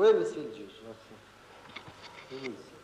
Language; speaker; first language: French; non-native, learner; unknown